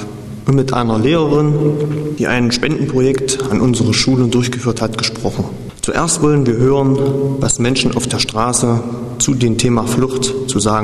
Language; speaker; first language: German; native; German